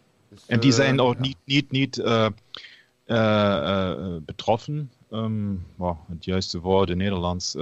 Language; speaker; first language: Dutch; non-native, learner; German